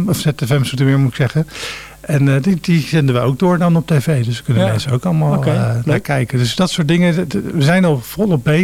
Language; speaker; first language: Dutch; native; Dutch